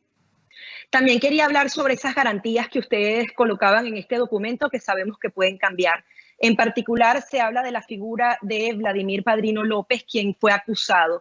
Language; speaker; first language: Spanish; native; Spanish